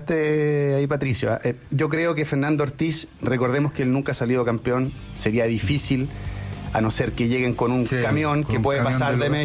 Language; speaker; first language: Spanish; native; Spanish